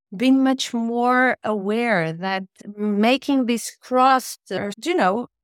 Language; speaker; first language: English; non-native, fluent; Portuguese